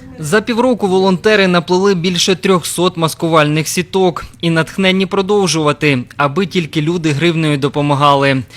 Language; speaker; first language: Ukrainian; native; Ukrainian